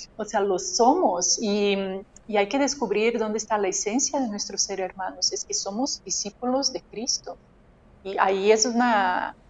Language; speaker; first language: Spanish; non-native, fluent; Portuguese